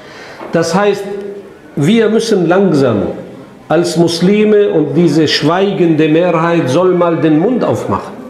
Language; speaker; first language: German; non-native, fluent; Arabic